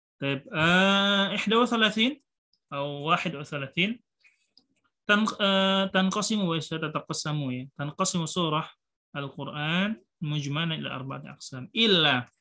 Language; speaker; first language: Arabic; non-native, fluent; Indonesian